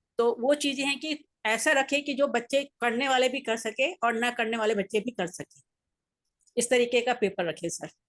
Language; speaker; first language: Hindi; native; Hindi